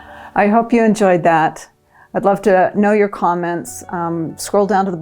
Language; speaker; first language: English; native; English